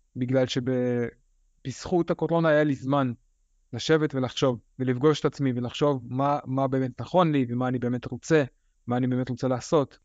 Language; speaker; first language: Hebrew; early bilingual, other home language; Russian